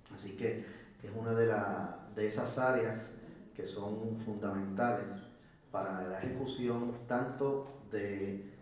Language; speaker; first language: Spanish; native; Spanish